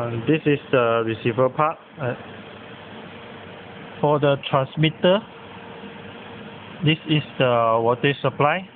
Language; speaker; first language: English; non-native, local second language; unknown